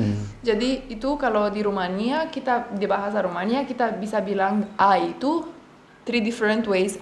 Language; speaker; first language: Indonesian; non-native, fluent; Romanian